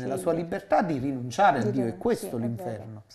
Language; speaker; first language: Italian; native; Italian